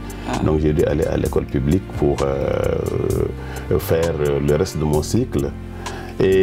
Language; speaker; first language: French; non-native, local second language; Wolof